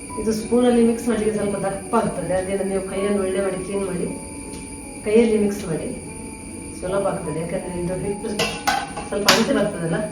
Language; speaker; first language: Kannada; non-native, local second language; Konkani